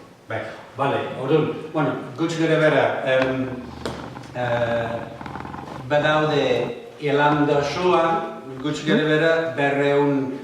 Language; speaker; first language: Basque; non-native, fluent; English